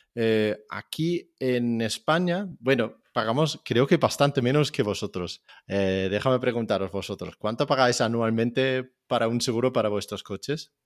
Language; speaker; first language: Spanish; non-native, fluent; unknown